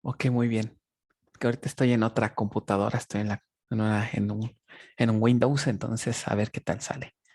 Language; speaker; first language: Spanish; native; Spanish